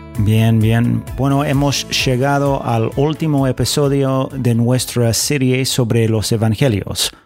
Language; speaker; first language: Spanish; non-native, fluent; English